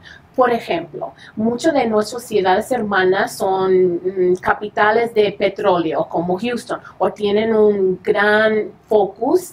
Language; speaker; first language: Spanish; early bilingual, heritage; English